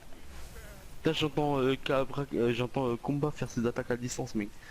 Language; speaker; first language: French; native; French